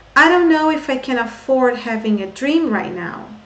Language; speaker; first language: English; non-native, fluent; Portuguese